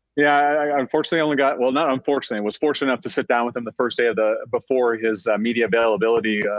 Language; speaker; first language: English; native; English